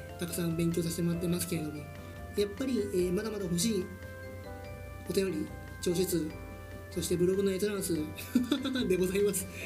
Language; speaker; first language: Japanese; native; Japanese